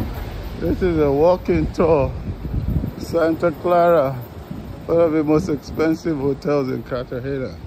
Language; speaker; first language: English; non-native, learner; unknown